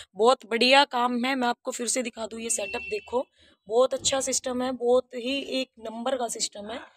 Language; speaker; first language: Hindi; native; Hindi